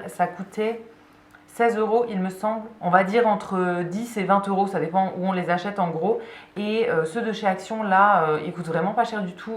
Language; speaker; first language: French; native; French